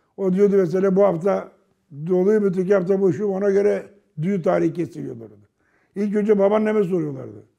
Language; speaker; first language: Turkish; native; Turkish